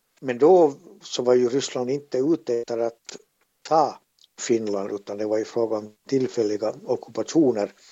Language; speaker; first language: Swedish; native; Swedish